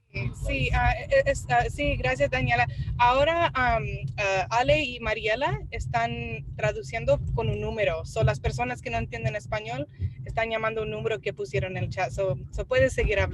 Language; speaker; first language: Spanish; early bilingual, heritage; Spanish